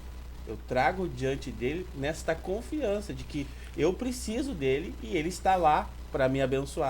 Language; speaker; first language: Portuguese; native; Portuguese